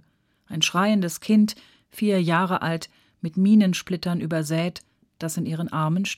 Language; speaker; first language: German; native; German